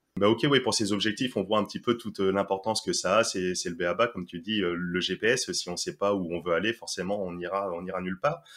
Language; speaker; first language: French; native; French